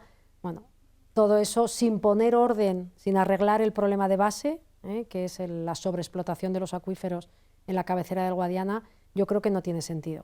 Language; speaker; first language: Spanish; native; Spanish